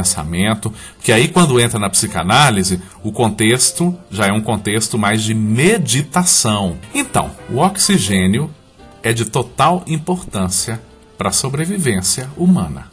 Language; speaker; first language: Portuguese; native; Portuguese